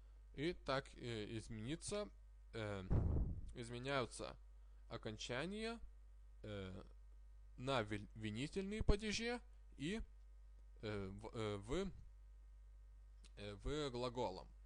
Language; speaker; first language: Russian; non-native, fluent; Lithuanian